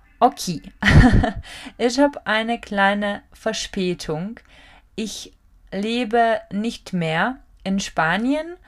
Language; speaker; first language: German; non-native, fluent; Czech